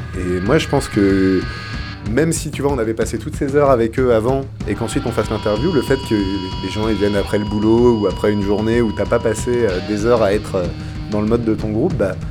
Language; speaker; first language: French; non-native, fluent; English